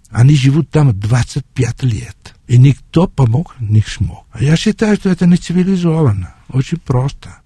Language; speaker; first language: Russian; non-native, fluent; Italian